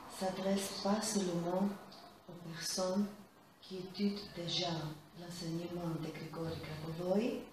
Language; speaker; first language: French; non-native, fluent; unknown